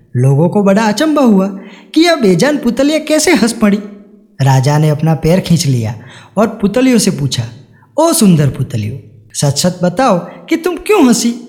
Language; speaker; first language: Hindi; non-native, local second language; Gujarati